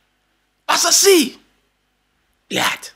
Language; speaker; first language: Russian; non-native, learner; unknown